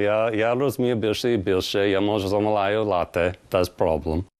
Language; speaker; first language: Ukrainian; non-native, learner; English